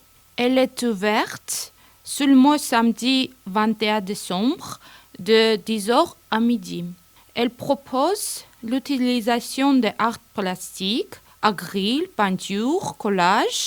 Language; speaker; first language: French; non-native, learner; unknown